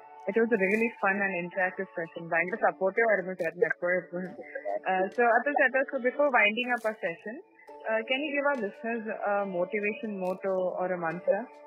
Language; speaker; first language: English; non-native, local second language; Malayalam